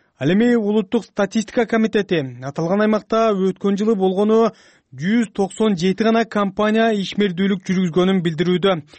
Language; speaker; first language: Kyrgyz; native; Kyrgyz